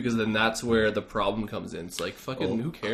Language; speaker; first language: English; native; English